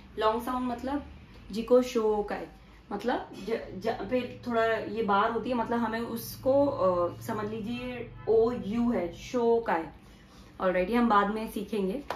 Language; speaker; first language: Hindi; native; Hindi